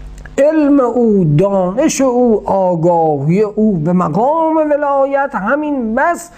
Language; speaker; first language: Persian; native; Persian